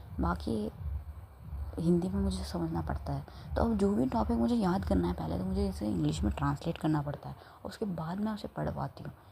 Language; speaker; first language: Hindi; non-native, local second language; Marwari